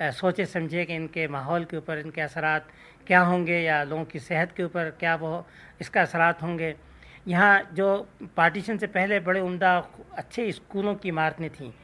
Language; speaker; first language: Urdu; non-native, local second language; Sindhi